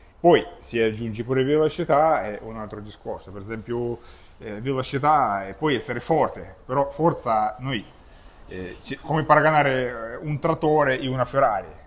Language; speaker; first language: Italian; non-native, fluent; Russian